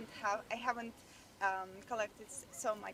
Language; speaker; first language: English; non-native, fluent; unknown